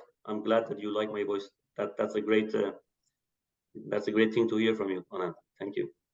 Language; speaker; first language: English; non-native, fluent; Persian